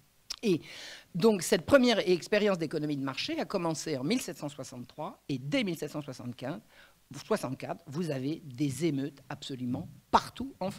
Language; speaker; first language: French; native; French